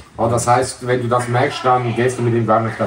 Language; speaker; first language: German; native; German